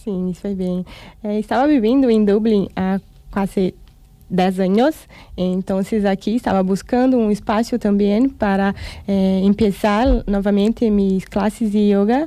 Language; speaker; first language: Spanish; non-native, fluent; Portuguese